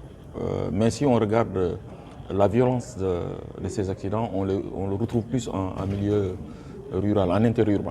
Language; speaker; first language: French; non-native, local second language; Wolof